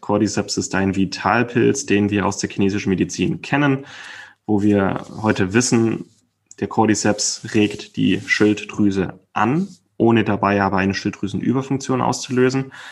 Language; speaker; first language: German; native; German